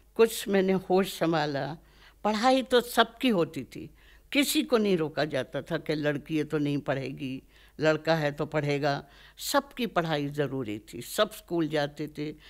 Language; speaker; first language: Hindi; native; Hindi